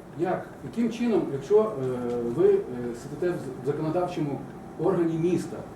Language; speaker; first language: Ukrainian; native; Ukrainian